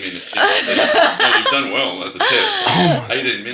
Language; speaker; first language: English; native; English